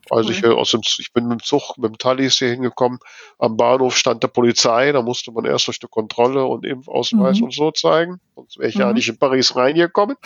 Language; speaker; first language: German; native; German